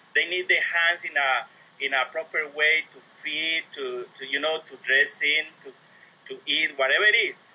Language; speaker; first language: English; non-native, learner; Spanish